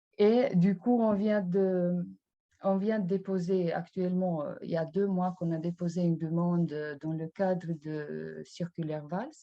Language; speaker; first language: French; non-native, fluent; Albanian